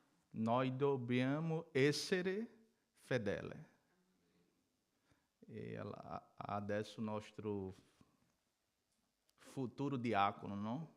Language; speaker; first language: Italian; non-native, learner; Portuguese